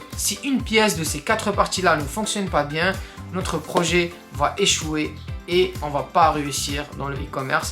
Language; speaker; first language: French; native; French